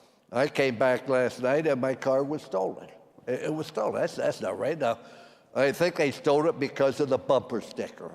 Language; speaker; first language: English; native; English